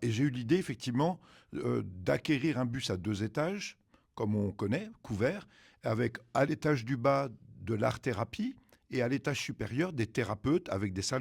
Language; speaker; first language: French; native; French